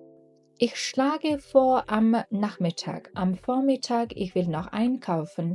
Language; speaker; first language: German; non-native, fluent; Mongolian